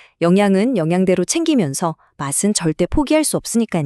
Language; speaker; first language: Korean; native; Korean